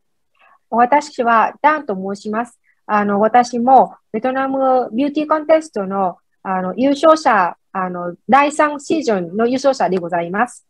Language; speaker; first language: Japanese; non-native, fluent; Vietnamese